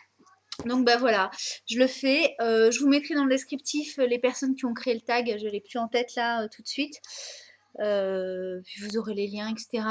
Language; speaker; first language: French; native; French